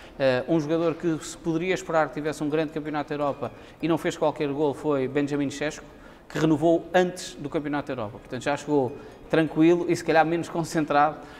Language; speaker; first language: Portuguese; native; Portuguese